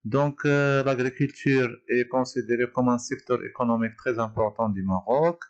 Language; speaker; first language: French; non-native, local second language; Arabic